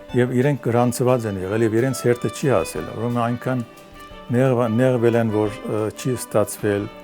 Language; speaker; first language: Armenian; early bilingual, heritage; Armenian